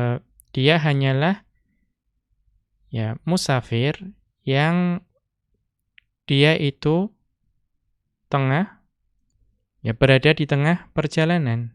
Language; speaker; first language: Indonesian; native; Indonesian